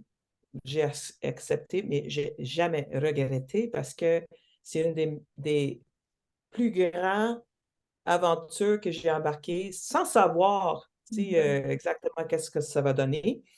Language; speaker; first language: French; non-native, local second language; English